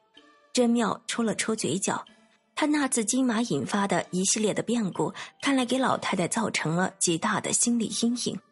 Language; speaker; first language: Chinese; native; Chinese